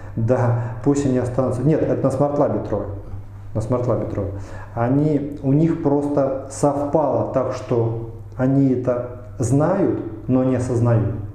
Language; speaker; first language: Russian; native; Russian